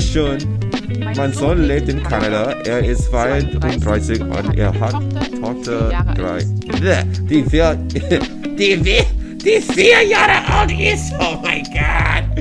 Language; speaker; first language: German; non-native, learner; English